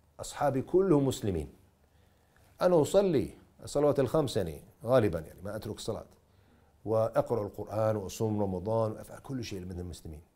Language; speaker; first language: Arabic; non-native, fluent; English